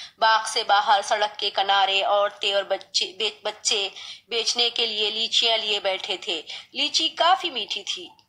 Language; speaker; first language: Urdu; native; Urdu